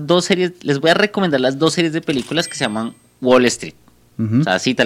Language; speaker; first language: Spanish; native; Spanish